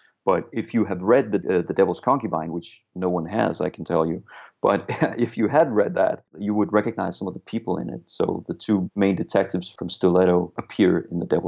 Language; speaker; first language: English; non-native, fluent; Danish